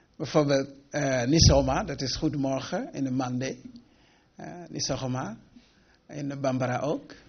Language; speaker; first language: Dutch; non-native, fluent; Mandingo